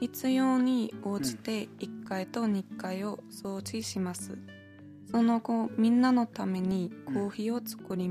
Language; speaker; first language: Japanese; non-native, learner; German